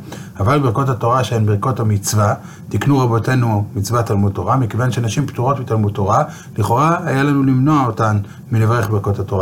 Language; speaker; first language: Hebrew; native; Hebrew